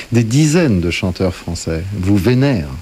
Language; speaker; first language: French; native; French